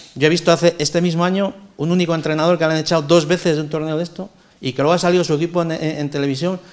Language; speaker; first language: Spanish; native; Spanish